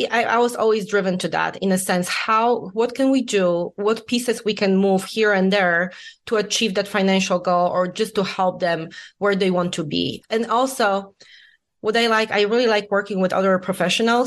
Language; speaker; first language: English; non-native, fluent; Polish